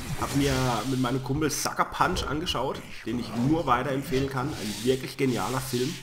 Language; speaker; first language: German; native; German